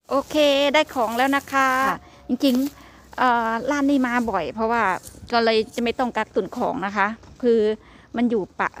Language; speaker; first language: Thai; native; Thai